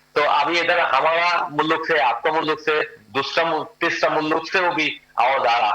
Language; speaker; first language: Hindi; non-native, learner; Bangla